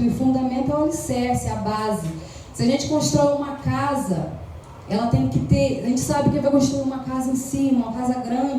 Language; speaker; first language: Portuguese; native; Portuguese